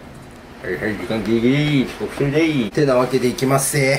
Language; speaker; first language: Japanese; native; Japanese